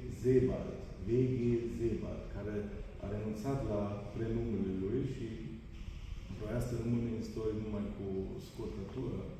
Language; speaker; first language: Romanian; non-native, fluent; German